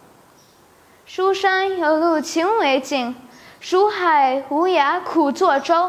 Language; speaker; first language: Chinese; early bilingual, other home language; Urdu